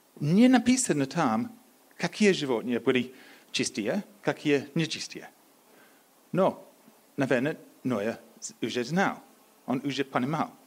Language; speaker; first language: Russian; non-native, learner; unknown